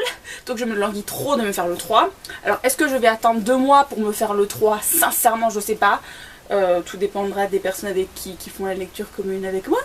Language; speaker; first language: French; native; French